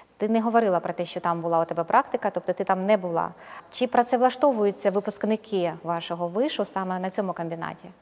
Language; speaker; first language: Ukrainian; native; Ukrainian